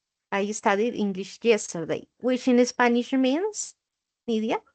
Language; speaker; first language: English; non-native, learner; Spanish